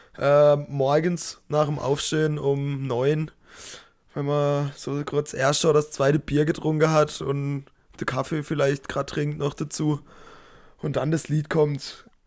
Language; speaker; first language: German; native; German